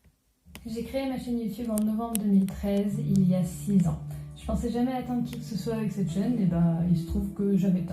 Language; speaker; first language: French; native; French